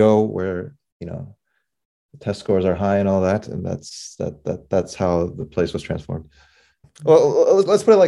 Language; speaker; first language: English; native; English